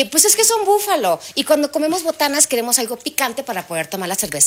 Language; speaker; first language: Spanish; native; Spanish